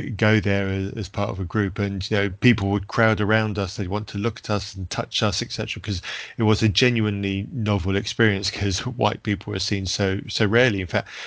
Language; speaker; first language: English; native; English